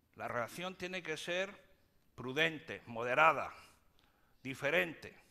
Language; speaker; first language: Spanish; native; Spanish